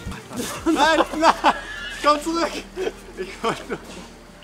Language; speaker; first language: German; native; German